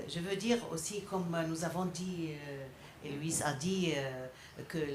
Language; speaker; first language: French; non-native, fluent; Arabic